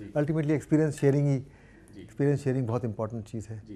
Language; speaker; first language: Hindi; native; Hindi